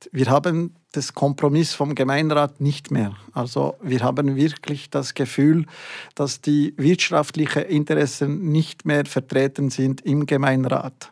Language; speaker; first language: German; non-native, local second language; French